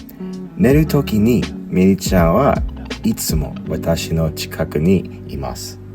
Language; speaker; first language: Japanese; non-native, learner; English